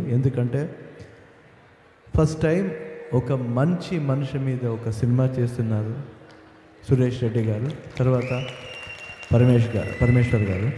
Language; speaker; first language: Telugu; non-native, learner; Kannada